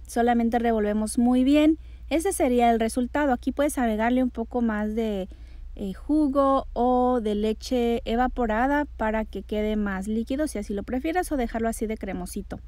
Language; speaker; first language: Spanish; native; Spanish